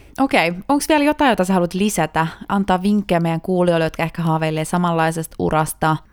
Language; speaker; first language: Finnish; native; Finnish